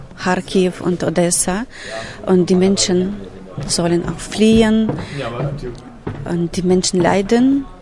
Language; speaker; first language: German; non-native, learner; Ukrainian